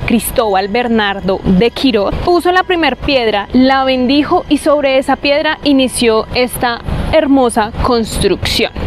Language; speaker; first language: Spanish; native; Spanish